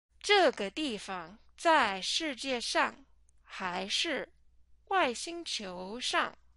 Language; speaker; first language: Chinese; non-native, fluent; English